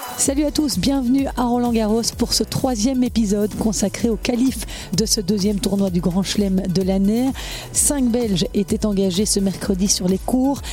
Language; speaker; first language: French; native; French